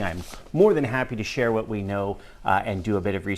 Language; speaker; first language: English; native; English